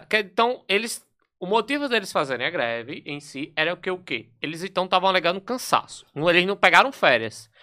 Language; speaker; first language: Portuguese; native; Portuguese